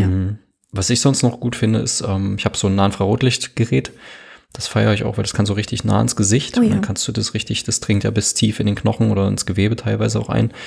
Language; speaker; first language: German; native; German